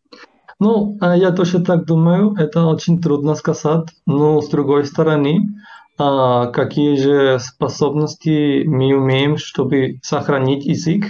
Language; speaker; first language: Russian; non-native, fluent; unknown